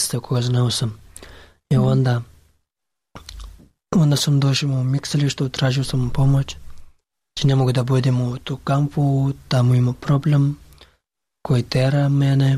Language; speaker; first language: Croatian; non-native, learner; Pashto